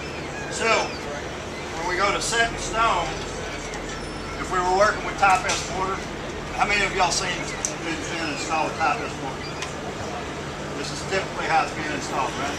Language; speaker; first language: English; native; English